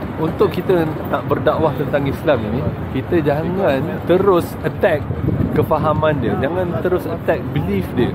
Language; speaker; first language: Malay; native; Malay